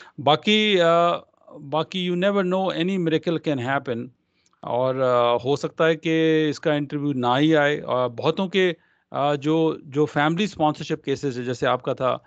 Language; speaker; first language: Hindi; non-native, local second language; Punjabi